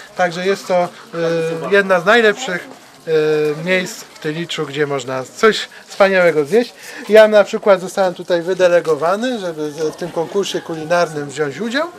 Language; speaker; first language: Polish; native; Polish